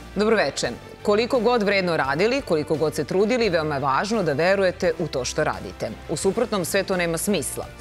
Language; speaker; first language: Serbian; native; Serbian